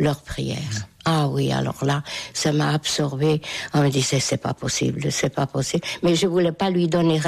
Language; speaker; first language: French; non-native, fluent; Hungarian